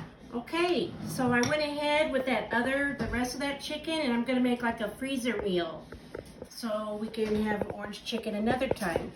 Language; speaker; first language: English; native; English